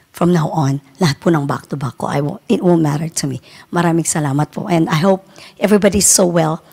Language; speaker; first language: English; non-native, local second language; Filipino